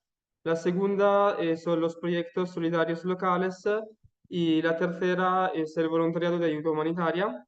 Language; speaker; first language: Spanish; non-native, learner; Italian